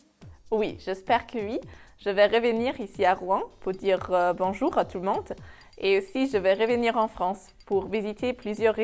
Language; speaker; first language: French; non-native, fluent; German